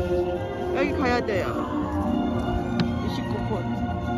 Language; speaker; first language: Korean; non-native, learner; Chinese